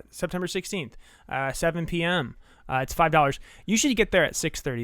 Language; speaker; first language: English; native; English